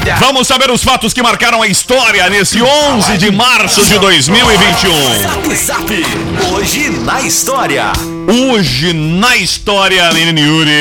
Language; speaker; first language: Portuguese; native; Portuguese